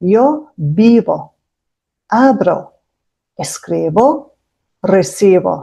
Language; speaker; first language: Spanish; non-native, fluent; Mongolian